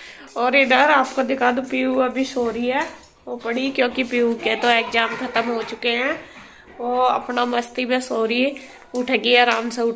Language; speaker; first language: Hindi; native; Hindi